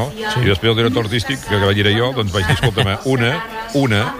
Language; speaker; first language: Catalan; native; Catalan